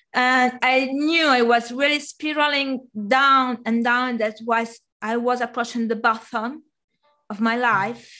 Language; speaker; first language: English; non-native, fluent; Italian